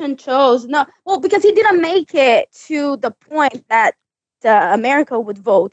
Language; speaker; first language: English; non-native, fluent; Portuguese